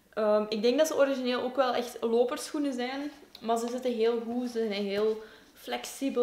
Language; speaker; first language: Dutch; native; Dutch